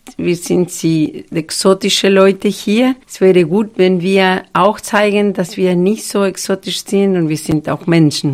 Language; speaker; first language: German; non-native, fluent; Spanish